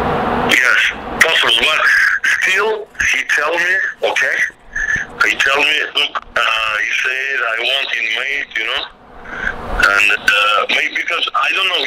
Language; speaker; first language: English; non-native, learner; Turkish